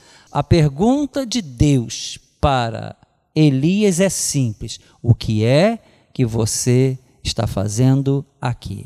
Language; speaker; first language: Portuguese; native; Portuguese